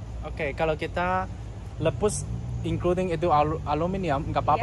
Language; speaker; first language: Indonesian; non-native, fluent; Chinese